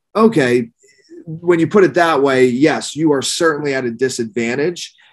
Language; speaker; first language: English; native; English